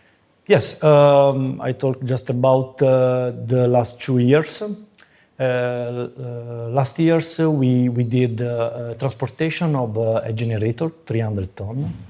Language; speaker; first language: English; non-native, fluent; Italian